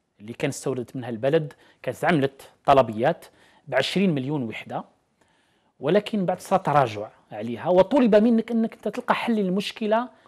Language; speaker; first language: Arabic; native; Arabic